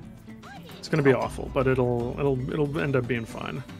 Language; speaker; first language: English; native; English